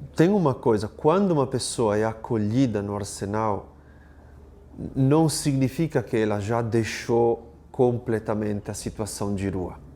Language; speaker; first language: Portuguese; non-native, fluent; Italian